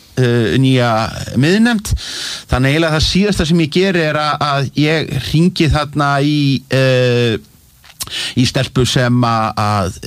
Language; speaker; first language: Icelandic; native; Icelandic